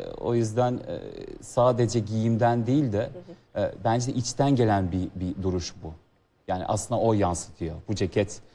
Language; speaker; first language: Turkish; non-native, fluent; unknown